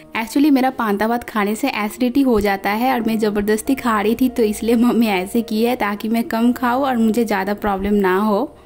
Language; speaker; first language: Hindi; non-native, local second language; Bangla